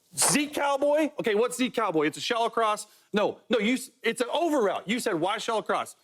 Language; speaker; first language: English; native; English